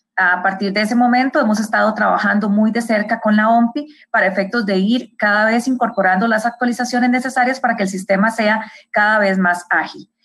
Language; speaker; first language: Spanish; native; Spanish